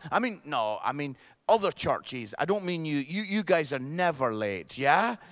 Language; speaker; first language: English; native; English